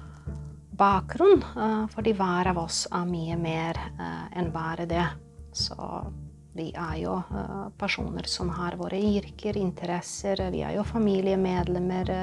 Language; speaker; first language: Norwegian; non-native, fluent; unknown